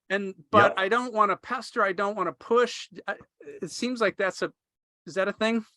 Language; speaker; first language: English; native; English